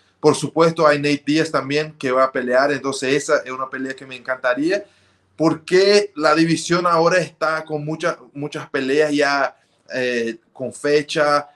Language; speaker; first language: Spanish; early bilingual, heritage; Spanish